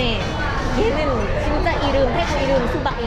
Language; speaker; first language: Korean; non-native, learner; Thai